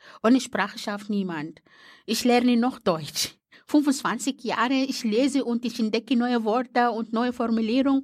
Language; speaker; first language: German; non-native, fluent; Arabic